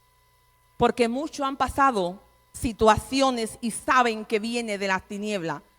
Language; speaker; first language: Spanish; native; Spanish